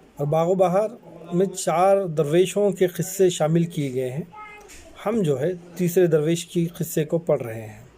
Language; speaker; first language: Urdu; native; Urdu